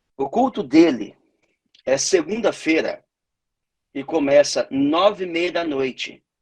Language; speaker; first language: Portuguese; native; Portuguese